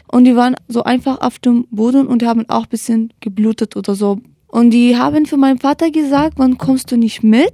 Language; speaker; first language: German; non-native, learner; Kurdish